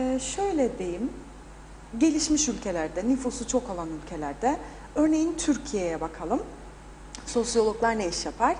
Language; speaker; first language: Turkish; native; Turkish